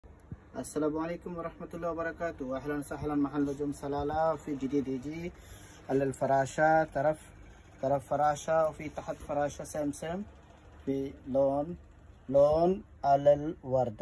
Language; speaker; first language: Arabic; non-native, learner; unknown